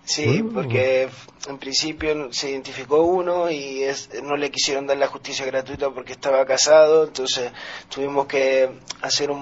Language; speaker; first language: Spanish; native; Spanish